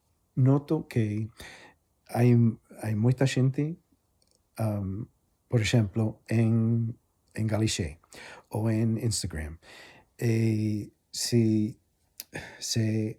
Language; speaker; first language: Galician; non-native, fluent; English